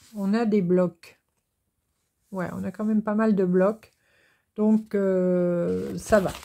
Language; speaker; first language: French; native; French